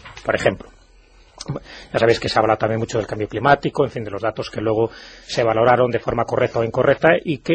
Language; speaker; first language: Spanish; native; Spanish